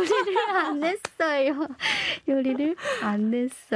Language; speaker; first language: Korean; non-native, fluent; Chinese